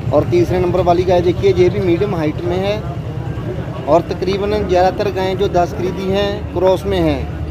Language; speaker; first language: Hindi; non-native, local second language; Punjabi